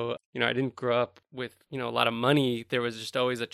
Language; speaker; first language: English; native; English